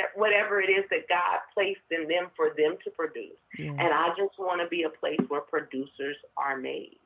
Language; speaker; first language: English; native; English